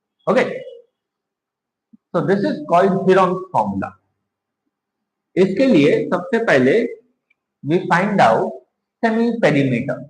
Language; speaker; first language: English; non-native, local second language; Hindi